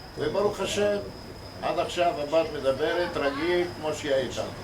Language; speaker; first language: Hebrew; non-native, local second language; Arabic